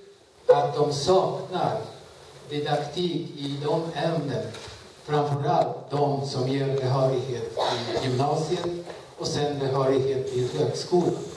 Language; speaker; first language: Swedish; non-native, fluent; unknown